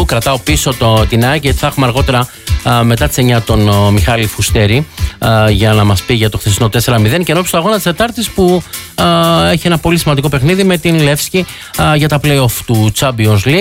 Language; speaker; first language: Greek; native; Greek